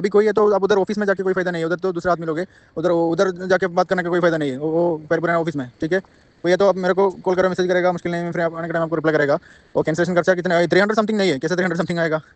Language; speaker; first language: Hindi; non-native, learner; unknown